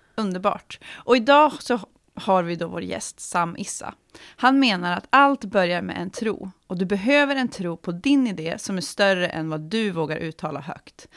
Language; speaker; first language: Swedish; native; Swedish